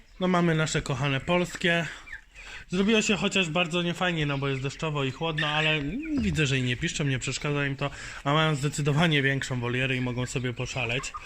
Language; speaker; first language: Polish; native; Polish